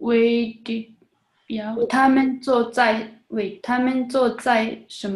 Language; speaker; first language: Chinese; non-native, learner; English